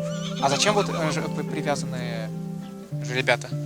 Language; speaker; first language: Russian; native; Russian